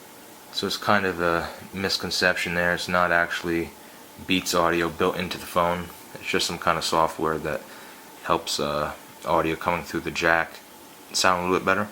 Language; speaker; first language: English; native; English